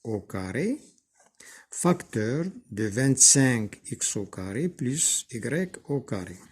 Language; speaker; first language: French; non-native, local second language; Arabic